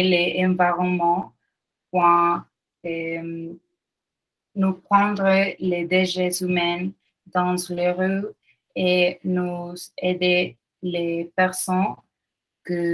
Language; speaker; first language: French; non-native, learner; Spanish